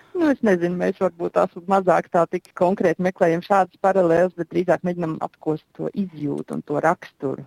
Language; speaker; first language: Latvian; native; Latvian